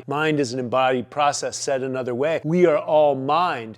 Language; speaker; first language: English; native; English